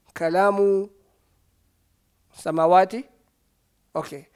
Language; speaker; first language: Arabic; non-native, fluent; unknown